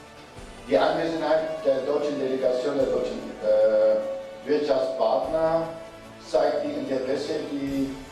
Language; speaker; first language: German; non-native, fluent; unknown